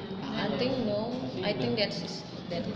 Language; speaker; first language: English; non-native, learner; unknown